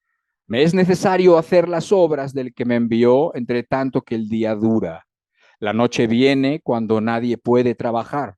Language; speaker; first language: Spanish; native; Spanish